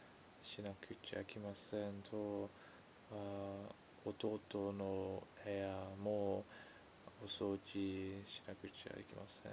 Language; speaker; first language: Japanese; non-native, learner; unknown